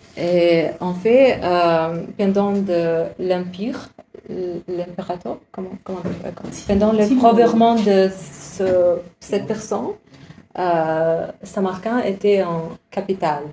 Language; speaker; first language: French; non-native, learner; Uzbek